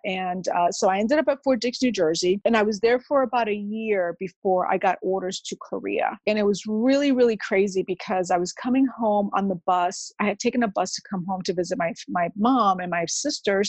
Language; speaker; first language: English; native; English